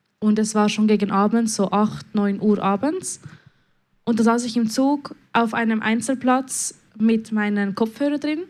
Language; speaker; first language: German; early bilingual, other home language; Spanish